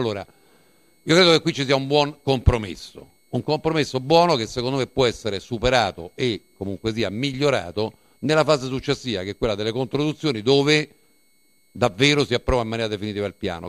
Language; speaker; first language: Italian; native; Italian